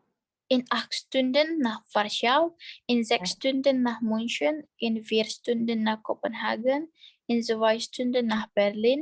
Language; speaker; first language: German; non-native, learner; Indonesian